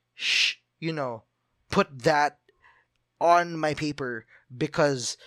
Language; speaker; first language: English; non-native, local second language; Filipino